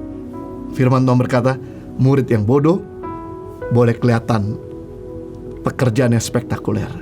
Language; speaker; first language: Indonesian; native; Indonesian